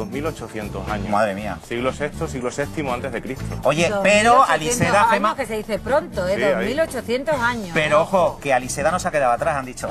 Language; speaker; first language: Spanish; native; Spanish